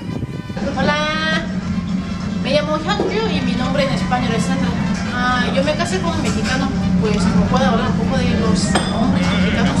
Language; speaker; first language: Spanish; non-native, fluent; Korean